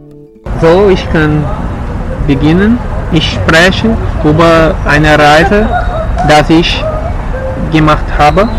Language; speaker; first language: German; non-native, learner; Portuguese